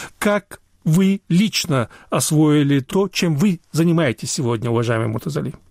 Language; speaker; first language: Russian; non-native, local second language; Chechen